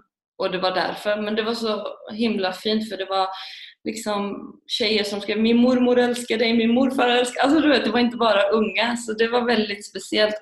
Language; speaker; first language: Swedish; early bilingual, other home language; Persian